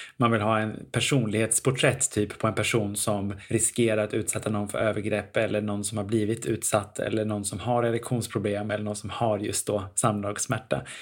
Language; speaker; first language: Swedish; native; Swedish